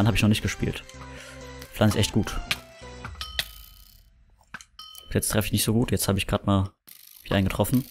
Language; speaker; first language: German; native; German